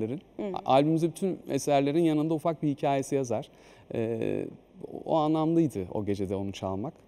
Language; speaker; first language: Turkish; native; Turkish